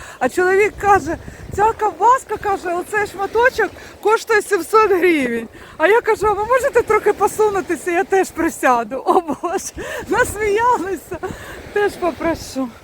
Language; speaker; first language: Ukrainian; non-native, local second language; Russian